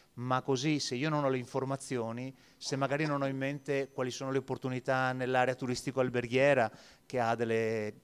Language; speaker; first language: Italian; native; Italian